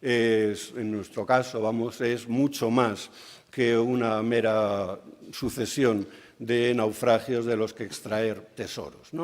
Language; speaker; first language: Spanish; native; Spanish